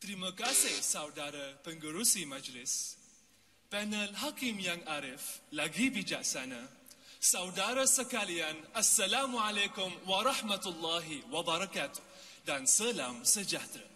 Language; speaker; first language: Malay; non-native, learner; Arabic